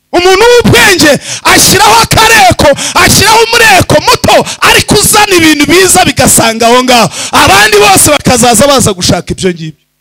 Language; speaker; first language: Kinyarwanda; early bilingual, heritage; Kinyarwanda